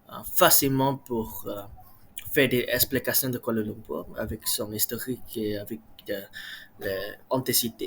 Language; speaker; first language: French; non-native, learner; Malay